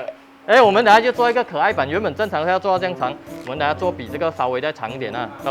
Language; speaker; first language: Chinese; native; Chinese